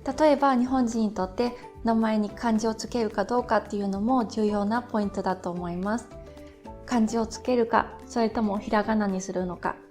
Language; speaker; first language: Japanese; native; Japanese